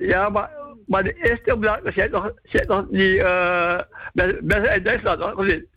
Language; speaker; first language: Dutch; non-native, local second language; Javanese